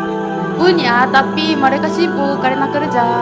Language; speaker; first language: Indonesian; non-native, learner; Korean